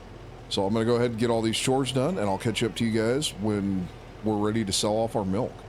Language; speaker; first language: English; native; English